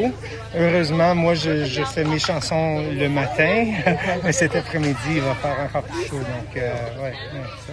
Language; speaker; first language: French; non-native, local second language; English